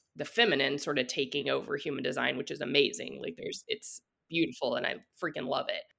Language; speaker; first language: English; native; English